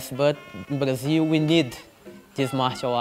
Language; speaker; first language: English; non-native, learner; Portuguese